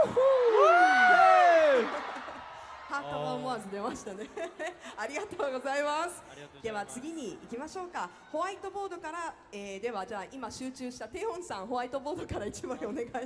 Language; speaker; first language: Japanese; native; Japanese